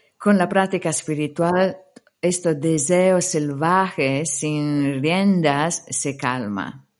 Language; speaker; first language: Spanish; non-native, fluent; Italian